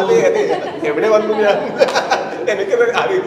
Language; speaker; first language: Malayalam; non-native, learner; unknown